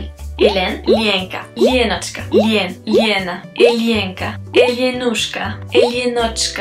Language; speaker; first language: Russian; non-native, fluent; French